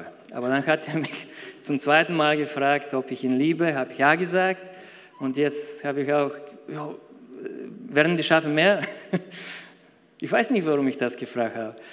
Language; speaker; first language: German; non-native, fluent; Bulgarian